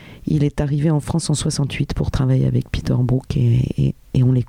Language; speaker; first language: French; native; French